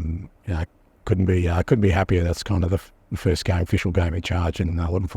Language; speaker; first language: English; native; English